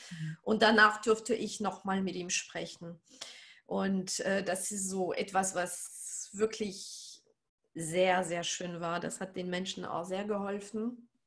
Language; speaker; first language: German; non-native, fluent; French